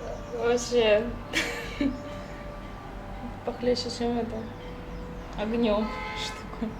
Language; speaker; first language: Russian; native; Russian